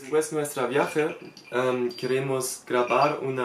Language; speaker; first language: Spanish; non-native, learner; German